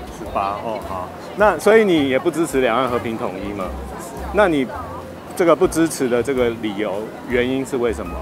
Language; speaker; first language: Chinese; native; Chinese